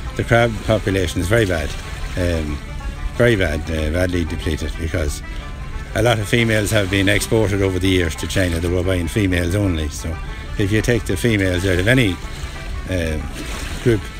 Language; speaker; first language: English; native; English